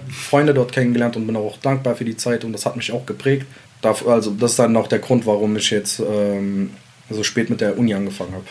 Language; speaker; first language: German; early bilingual, other home language; Central Kurdish